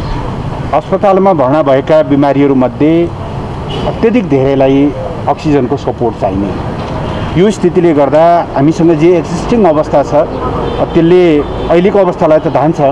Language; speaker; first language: Nepali; native; Nepali